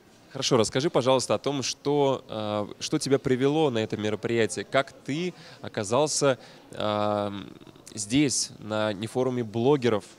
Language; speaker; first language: Russian; native; Russian